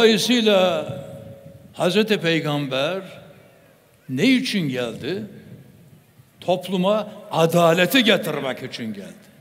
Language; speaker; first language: Turkish; native; Turkish